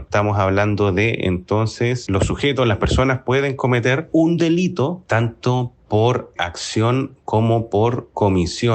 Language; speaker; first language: Spanish; native; Spanish